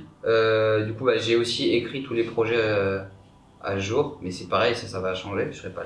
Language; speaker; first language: French; native; French